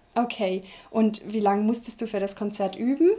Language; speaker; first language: German; native; German